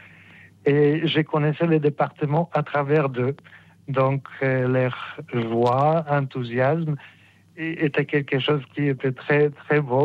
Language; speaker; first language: French; non-native, fluent; Polish